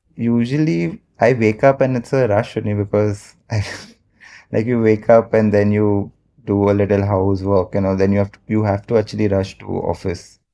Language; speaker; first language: English; non-native, local second language; Marathi